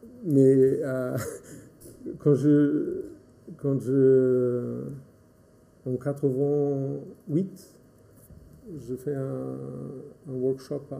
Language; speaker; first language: French; non-native, fluent; Portuguese